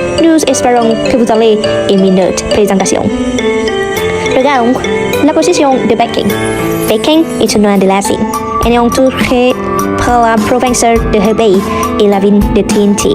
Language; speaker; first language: French; non-native, learner; Vietnamese